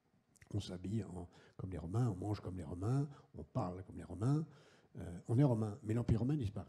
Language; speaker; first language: French; native; French